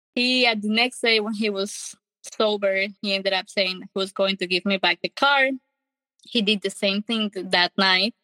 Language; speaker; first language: English; non-native, fluent; Spanish